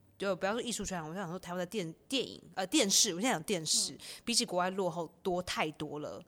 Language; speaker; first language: Chinese; native; Chinese